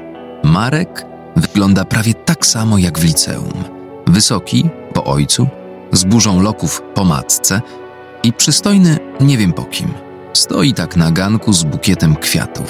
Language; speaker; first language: Polish; native; Polish